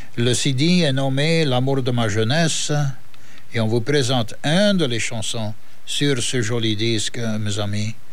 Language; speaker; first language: French; native; French